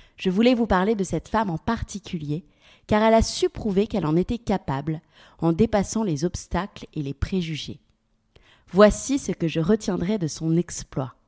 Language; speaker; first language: French; native; French